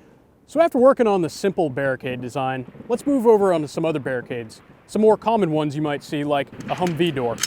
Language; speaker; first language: English; native; English